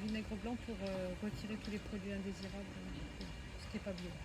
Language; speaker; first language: French; native; French